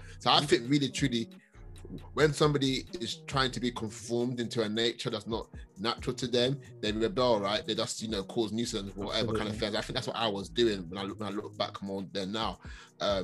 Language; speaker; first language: English; native; English